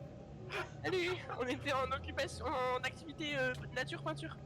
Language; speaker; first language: French; native; French